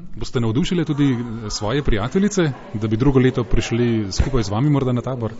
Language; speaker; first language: Slovenian; native; Slovenian